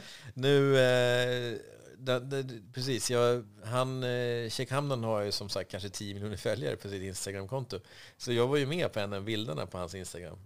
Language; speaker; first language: Swedish; native; Swedish